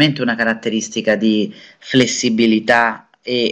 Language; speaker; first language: Italian; native; Italian